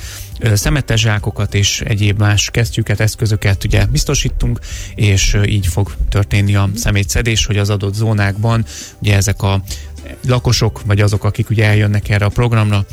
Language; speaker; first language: Hungarian; native; Hungarian